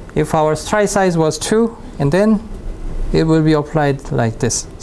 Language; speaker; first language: English; non-native, fluent; Korean